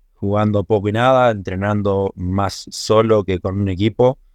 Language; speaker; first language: Spanish; native; Spanish